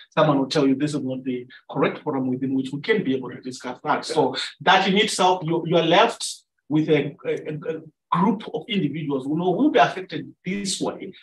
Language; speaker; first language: English; non-native, local second language; Shona